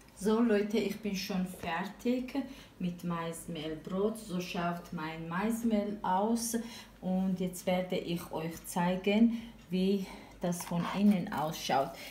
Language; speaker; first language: German; non-native, fluent; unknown